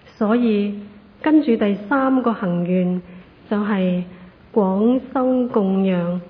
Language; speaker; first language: Chinese; non-native, local second language; Cantonese